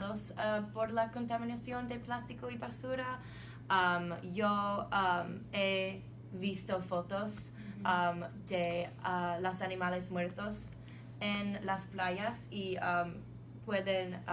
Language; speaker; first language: Spanish; non-native, learner; English